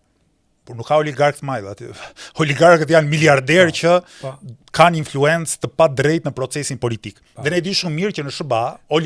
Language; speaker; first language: Albanian; native; Albanian